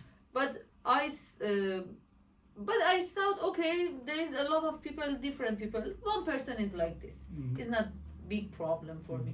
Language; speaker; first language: English; non-native, learner; Persian